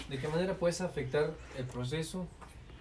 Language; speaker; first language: Spanish; native; Spanish